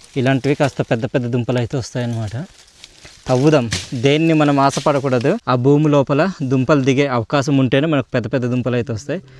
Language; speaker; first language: Telugu; native; Telugu